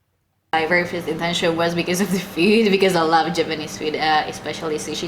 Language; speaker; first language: English; non-native, fluent; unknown